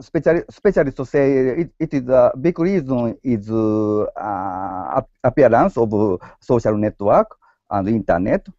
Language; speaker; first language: English; non-native, learner; Japanese